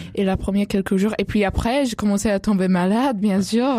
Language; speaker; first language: French; non-native, fluent; English